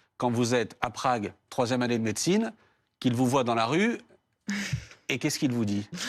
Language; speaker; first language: French; native; French